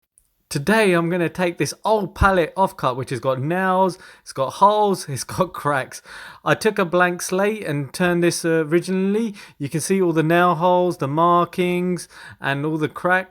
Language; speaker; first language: English; native; English